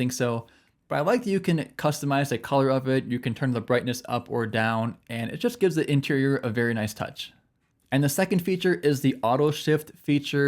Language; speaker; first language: English; native; English